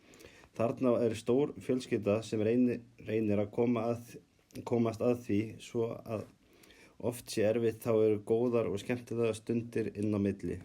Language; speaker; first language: Icelandic; native; Icelandic